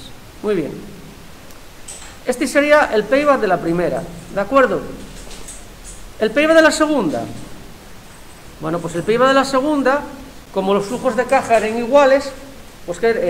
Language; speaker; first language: Spanish; native; Spanish